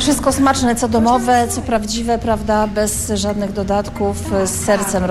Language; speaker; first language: Polish; native; Polish